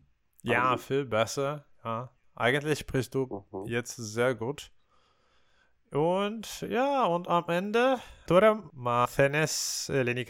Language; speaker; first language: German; non-native, fluent; Portuguese